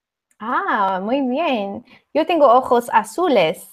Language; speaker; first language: Spanish; non-native, fluent; English